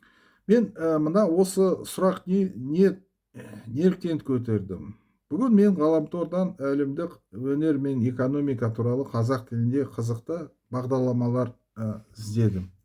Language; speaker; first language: Kazakh; non-native, local second language; Russian